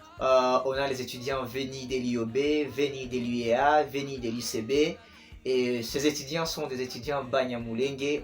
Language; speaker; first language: French; non-native, local second language; Swahili